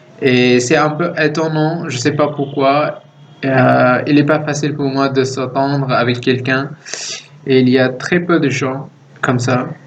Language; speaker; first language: French; non-native, fluent; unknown